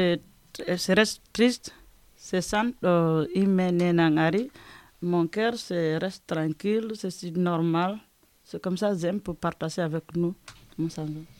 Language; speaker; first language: French; non-native, learner; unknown